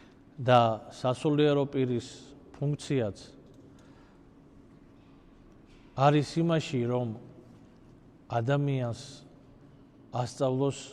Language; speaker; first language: Georgian; native; Georgian